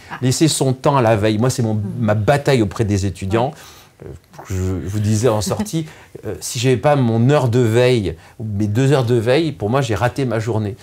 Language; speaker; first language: French; native; French